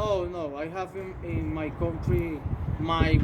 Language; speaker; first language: English; non-native, learner; Spanish